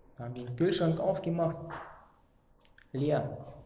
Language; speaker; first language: German; non-native, fluent; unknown